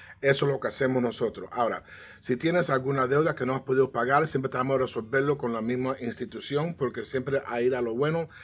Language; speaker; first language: Spanish; early bilingual, heritage; Spanish